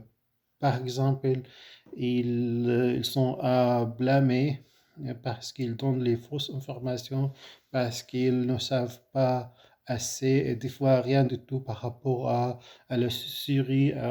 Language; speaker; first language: French; non-native, fluent; Arabic